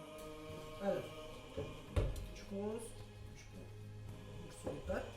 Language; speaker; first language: French; non-native, fluent; Italian